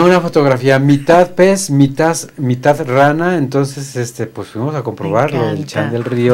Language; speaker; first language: Spanish; native; Spanish